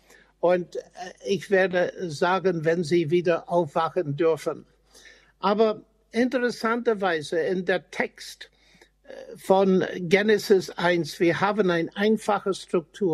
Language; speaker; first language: German; non-native, fluent; English